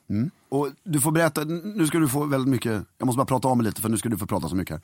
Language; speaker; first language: Swedish; native; Swedish